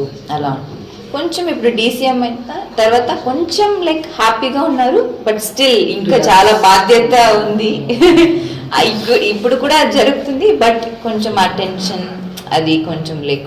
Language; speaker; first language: Telugu; non-native, local second language; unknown